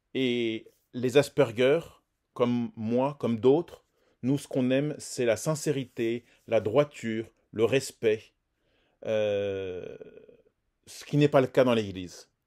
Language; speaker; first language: French; native; French